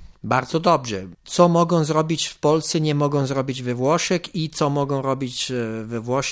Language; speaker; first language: Polish; non-native, fluent; Italian